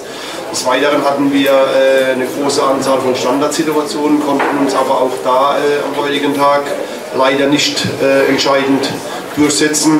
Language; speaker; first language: German; native; German